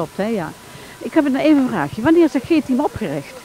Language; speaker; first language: Dutch; native; Dutch